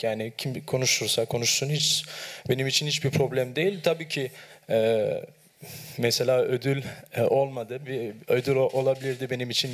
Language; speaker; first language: Turkish; early bilingual, heritage; Turkish